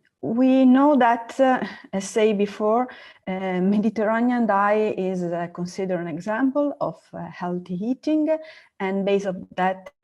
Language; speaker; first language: English; non-native, learner; Italian